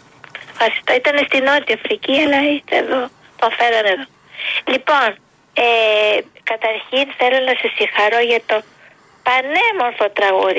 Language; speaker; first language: Greek; early bilingual, heritage; Greek